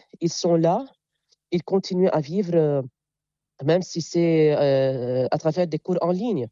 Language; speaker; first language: French; non-native, local second language; Arabic